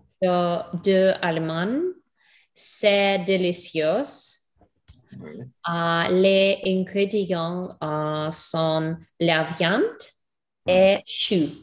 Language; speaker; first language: French; non-native, learner; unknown